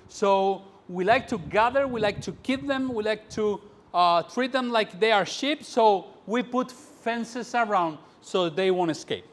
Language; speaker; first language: English; non-native, fluent; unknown